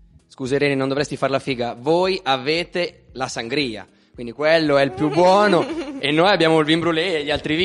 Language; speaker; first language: Italian; native; Italian